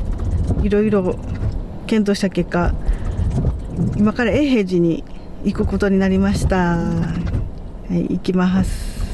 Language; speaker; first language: Japanese; native; Japanese